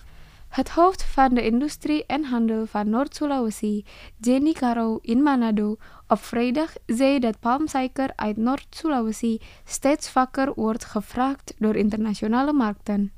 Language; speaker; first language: Dutch; non-native, fluent; Indonesian